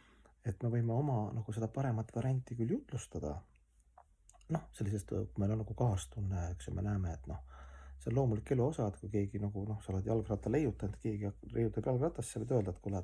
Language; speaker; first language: Estonian; native; Estonian